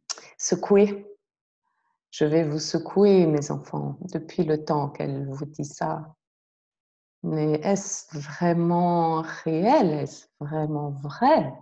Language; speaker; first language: French; native; French